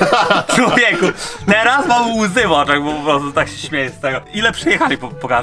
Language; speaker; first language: Polish; native; Polish